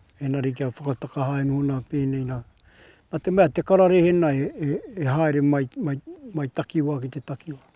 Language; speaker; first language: Māori; native; Māori